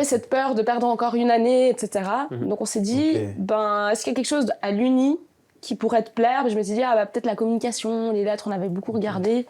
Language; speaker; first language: French; native; French